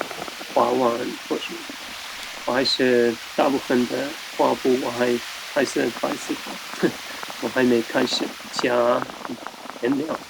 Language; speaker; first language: Chinese; non-native, fluent; German